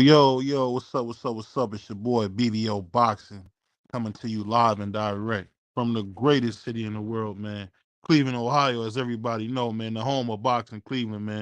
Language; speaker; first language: English; native; English